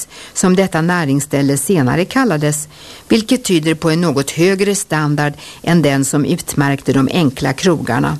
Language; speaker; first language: Swedish; native; Swedish